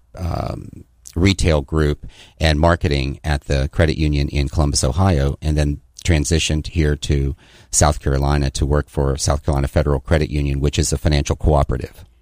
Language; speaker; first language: English; native; English